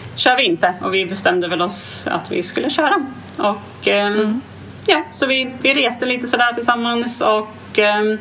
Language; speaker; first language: Swedish; native; Swedish